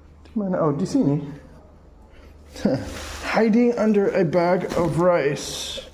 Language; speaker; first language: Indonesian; non-native, learner; English